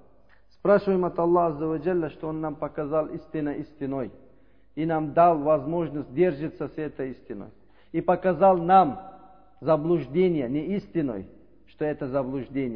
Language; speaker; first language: Russian; non-native, learner; Uzbek